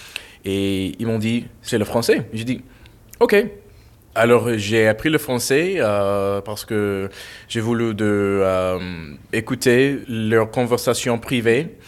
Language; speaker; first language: French; non-native, fluent; English